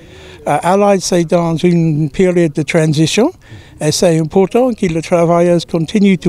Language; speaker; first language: French; non-native, learner; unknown